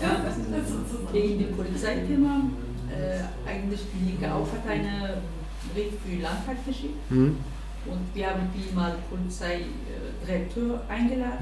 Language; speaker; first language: German; non-native, learner; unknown